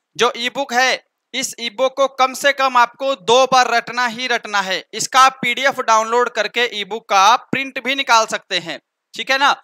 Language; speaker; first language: Hindi; native; Hindi